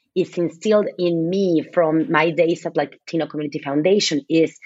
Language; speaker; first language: English; non-native, fluent; Spanish